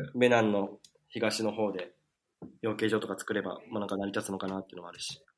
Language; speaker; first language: Japanese; native; Japanese